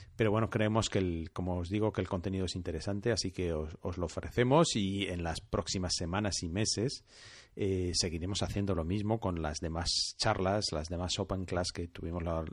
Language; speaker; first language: Spanish; non-native, fluent; French